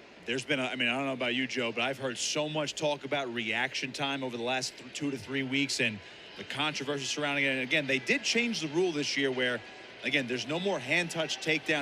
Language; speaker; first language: English; native; English